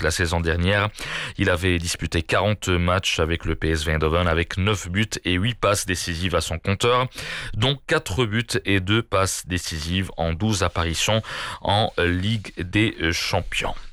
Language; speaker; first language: French; non-native, local second language; Arabic